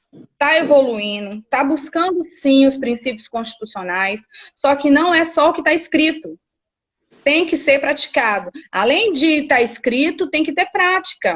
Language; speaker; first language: Portuguese; native; Portuguese